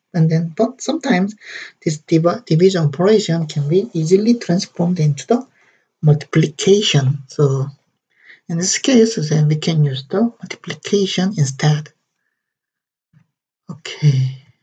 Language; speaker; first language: English; non-native, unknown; Korean